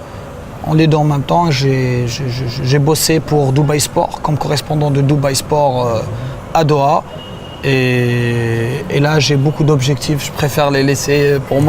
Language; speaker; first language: French; non-native, local second language; Arabic